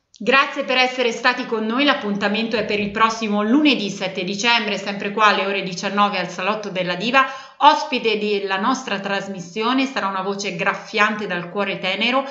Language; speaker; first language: Italian; native; Italian